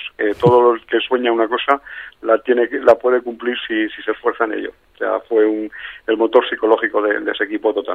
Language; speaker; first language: Spanish; native; Spanish